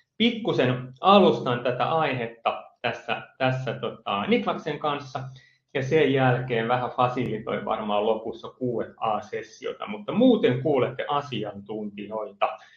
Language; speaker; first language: Finnish; native; Finnish